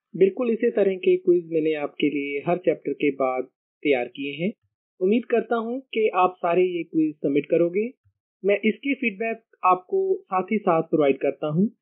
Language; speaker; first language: Hindi; non-native, local second language; Punjabi